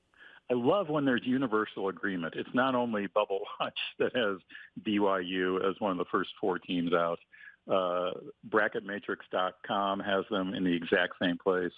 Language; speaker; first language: English; native; English